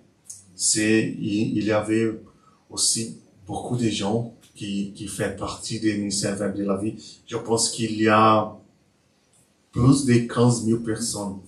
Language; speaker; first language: French; non-native, learner; Portuguese